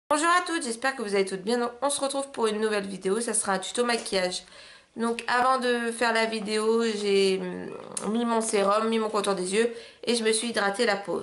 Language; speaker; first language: French; native; French